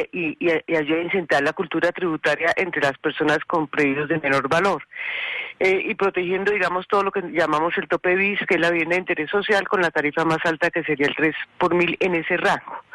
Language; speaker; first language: Spanish; native; Spanish